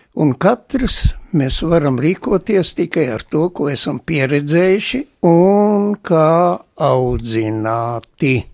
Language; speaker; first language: Latvian; native; Latvian